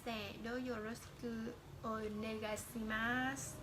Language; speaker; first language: Japanese; non-native, learner; Vietnamese